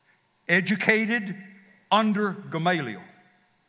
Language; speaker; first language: English; native; English